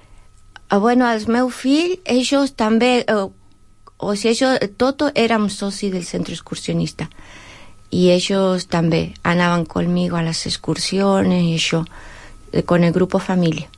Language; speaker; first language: Catalan; non-native, learner; Spanish